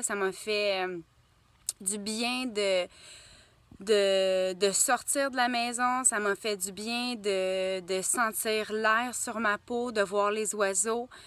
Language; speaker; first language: French; native; French